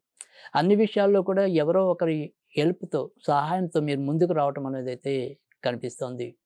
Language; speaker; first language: Telugu; native; Telugu